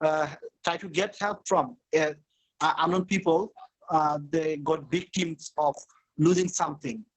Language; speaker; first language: English; non-native, learner; Bangla